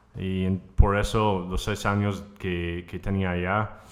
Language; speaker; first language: Spanish; non-native, fluent; English